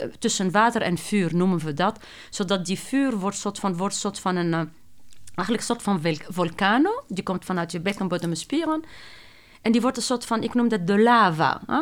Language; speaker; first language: Dutch; non-native, fluent; Arabic